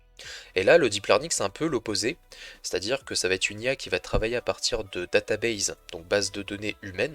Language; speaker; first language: French; native; French